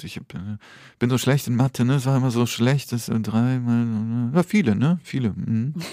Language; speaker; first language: German; early bilingual, other home language; Polish